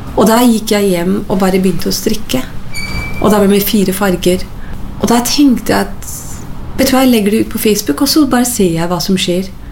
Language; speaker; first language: Norwegian; non-native, fluent; English